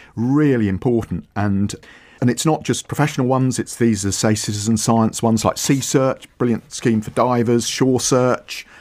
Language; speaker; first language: English; native; English